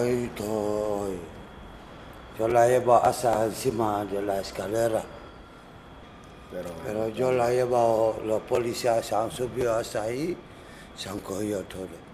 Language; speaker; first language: Spanish; non-native, learner; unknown